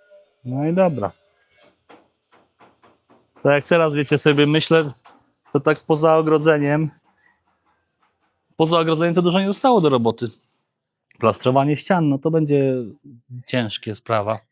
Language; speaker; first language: Polish; native; Polish